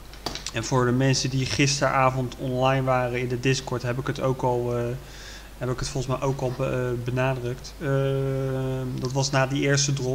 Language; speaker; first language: Dutch; native; Dutch